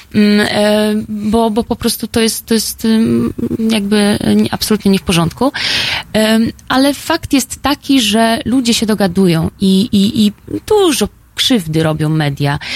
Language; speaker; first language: Polish; native; Polish